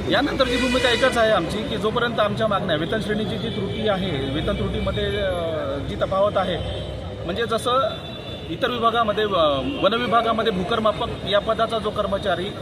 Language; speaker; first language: Marathi; native; Marathi